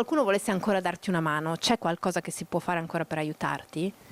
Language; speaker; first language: Italian; native; Italian